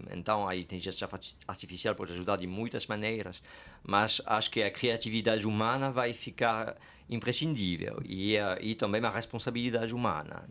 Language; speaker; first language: Portuguese; non-native, fluent; French